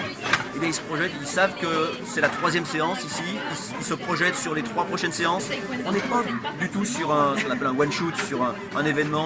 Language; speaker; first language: French; native; French